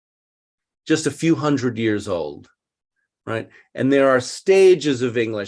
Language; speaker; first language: English; native; English